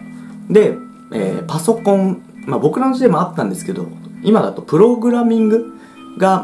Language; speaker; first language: Japanese; native; Japanese